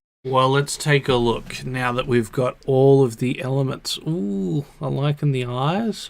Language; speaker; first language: English; native; English